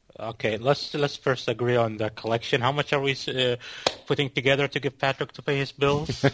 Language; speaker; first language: English; non-native, fluent; Arabic